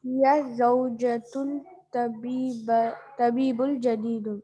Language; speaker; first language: Arabic; non-native, learner; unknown